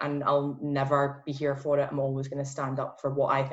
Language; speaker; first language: English; native; English